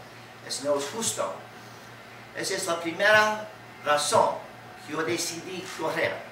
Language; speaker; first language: Spanish; non-native, learner; English